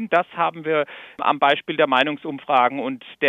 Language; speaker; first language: German; native; German